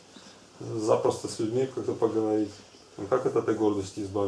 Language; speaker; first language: Russian; native; Russian